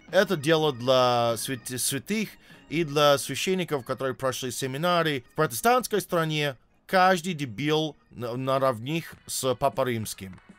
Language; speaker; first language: Russian; non-native, fluent; English